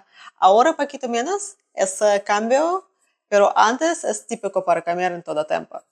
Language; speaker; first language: Spanish; non-native, learner; Russian